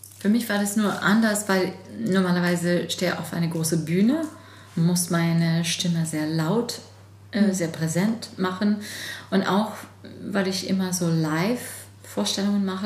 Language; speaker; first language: German; non-native, fluent; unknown